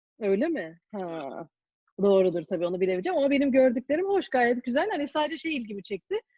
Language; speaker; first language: Turkish; early bilingual, heritage; Turkish